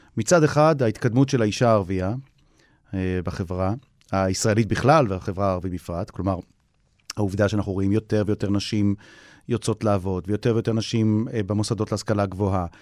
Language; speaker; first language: Hebrew; native; Hebrew